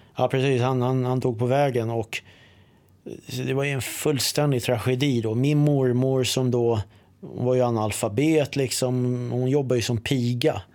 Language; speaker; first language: Swedish; native; Swedish